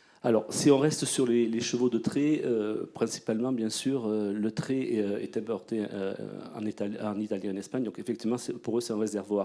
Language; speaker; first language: French; native; French